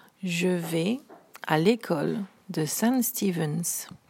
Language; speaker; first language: French; non-native, learner; English